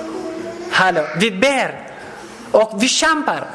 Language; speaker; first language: Swedish; non-native, learner; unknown